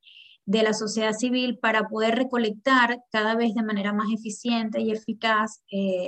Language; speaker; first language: Spanish; native; Spanish